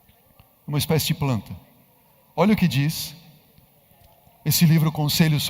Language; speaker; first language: Portuguese; native; Portuguese